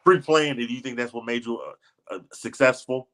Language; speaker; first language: English; native; English